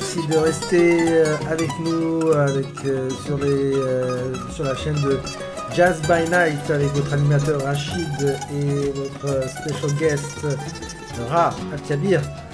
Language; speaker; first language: French; non-native, local second language; Arabic